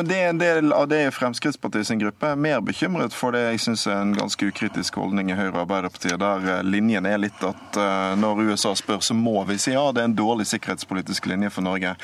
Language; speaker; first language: Norwegian; native; Norwegian